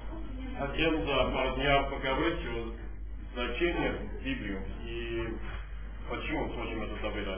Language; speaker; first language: Russian; non-native, fluent; English